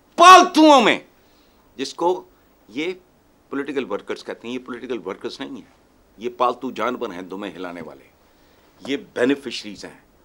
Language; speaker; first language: Urdu; non-native, local second language; Punjabi